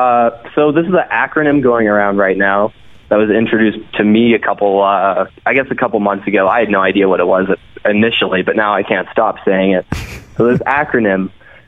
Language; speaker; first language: English; native; English